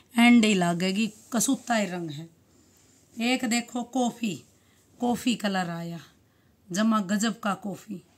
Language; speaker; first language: Hindi; native; Hindi